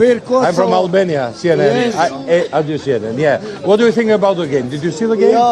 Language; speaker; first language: English; non-native, fluent; Albanian